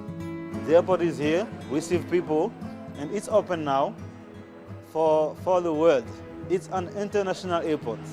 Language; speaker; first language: English; non-native, fluent; Haitian Creole